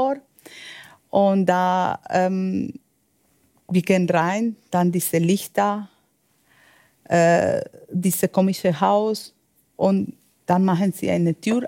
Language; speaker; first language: German; non-native, learner; Spanish